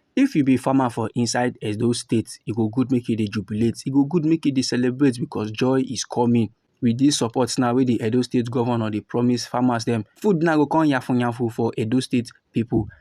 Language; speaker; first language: Nigerian Pidgin; native; Nigerian Pidgin